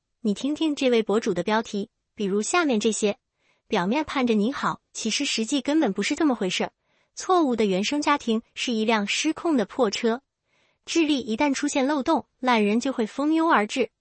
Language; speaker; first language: Chinese; native; Chinese